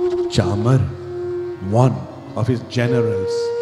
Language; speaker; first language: English; native; English